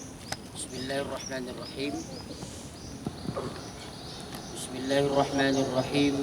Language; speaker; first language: Arabic; non-native, fluent; Indonesian